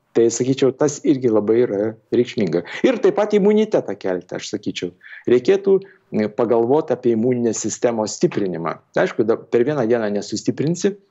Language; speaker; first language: Lithuanian; native; Lithuanian